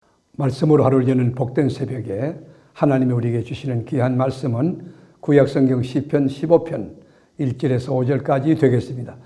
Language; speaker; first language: Korean; native; Korean